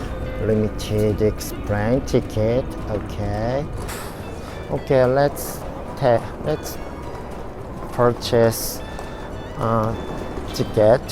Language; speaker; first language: English; non-native, learner; Japanese